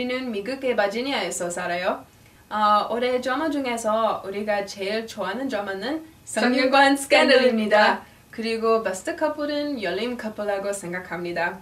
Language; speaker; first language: Korean; non-native, learner; English